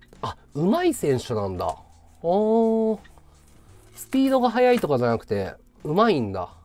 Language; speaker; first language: Japanese; native; Japanese